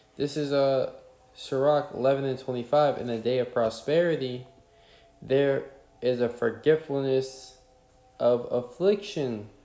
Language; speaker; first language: English; native; English